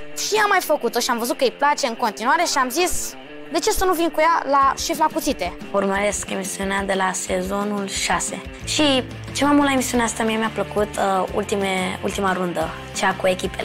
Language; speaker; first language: Romanian; early bilingual, heritage; Romanian